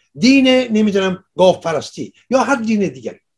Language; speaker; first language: Persian; non-native, local second language; Assyrian Neo-Aramaic